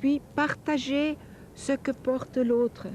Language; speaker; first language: French; non-native, fluent; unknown